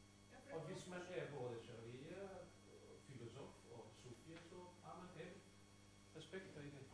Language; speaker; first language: Danish; non-native, fluent; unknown